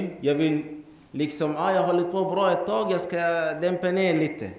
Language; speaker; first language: Swedish; non-native, fluent; Arabic